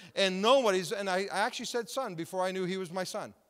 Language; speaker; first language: English; native; English